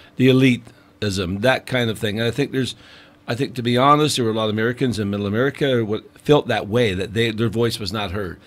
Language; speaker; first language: English; native; English